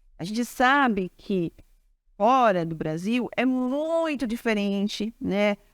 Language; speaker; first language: Portuguese; native; Portuguese